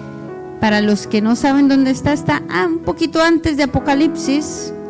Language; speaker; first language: Spanish; native; Spanish